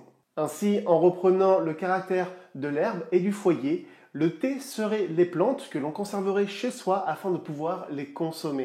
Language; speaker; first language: French; native; French